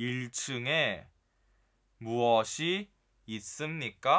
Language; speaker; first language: Korean; non-native, fluent; Chinese